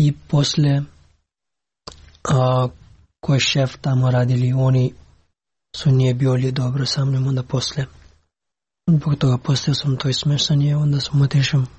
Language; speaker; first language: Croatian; non-native, learner; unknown